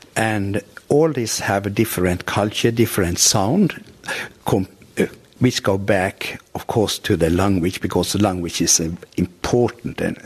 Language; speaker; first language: English; non-native, fluent; Norwegian